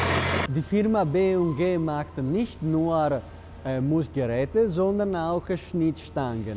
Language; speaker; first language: German; non-native, fluent; Italian